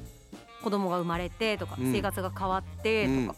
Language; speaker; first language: Japanese; native; Japanese